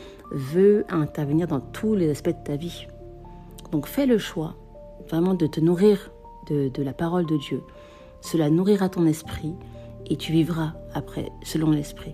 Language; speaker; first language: French; native; French